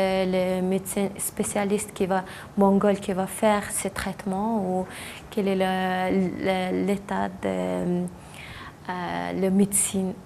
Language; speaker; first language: French; non-native, learner; Mongolian